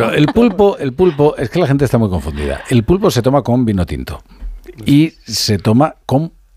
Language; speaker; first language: Spanish; native; Spanish